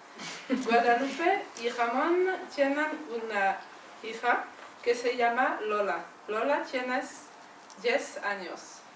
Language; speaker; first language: Spanish; non-native, learner; French